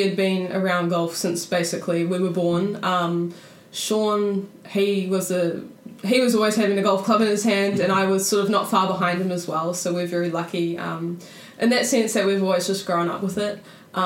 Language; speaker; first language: English; native; English